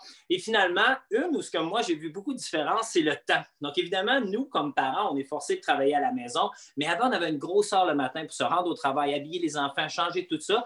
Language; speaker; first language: French; native; French